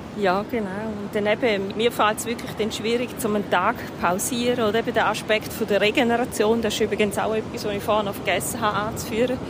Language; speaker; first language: German; native; German